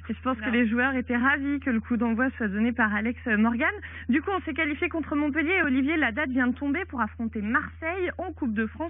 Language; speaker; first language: French; native; French